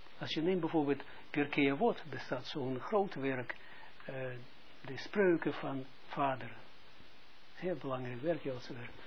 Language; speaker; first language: Dutch; non-native, fluent; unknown